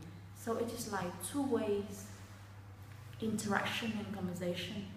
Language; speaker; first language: English; non-native, fluent; Vietnamese